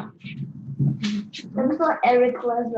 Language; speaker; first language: Russian; early bilingual, heritage; Russian